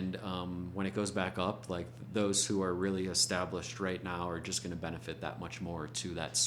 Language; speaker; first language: English; native; English